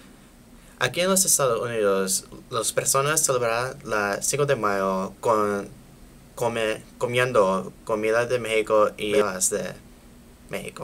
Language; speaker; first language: Spanish; non-native, learner; English